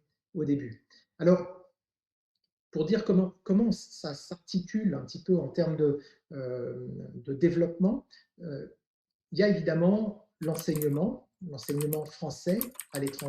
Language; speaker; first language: French; native; French